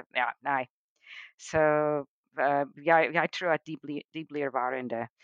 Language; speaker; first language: Norwegian; non-native, fluent; English